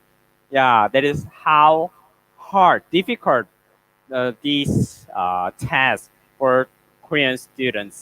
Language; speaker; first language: English; non-native, learner; Korean